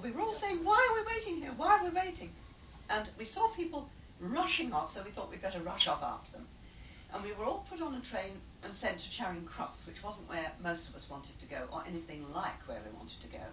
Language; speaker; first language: English; native; English